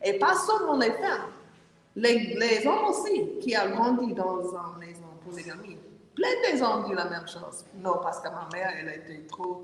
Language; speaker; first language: French; non-native, learner; English